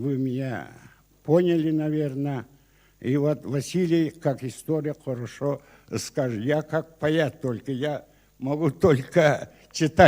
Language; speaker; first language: Russian; non-native, local second language; Yakut